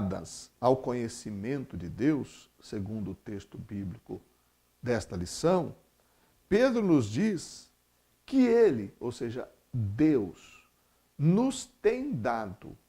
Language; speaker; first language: Portuguese; native; Portuguese